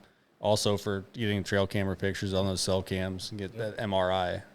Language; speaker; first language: English; native; English